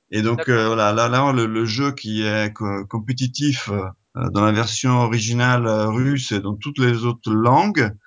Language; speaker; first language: French; non-native, fluent; Italian